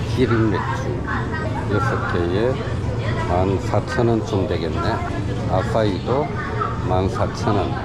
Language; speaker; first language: Korean; native; Korean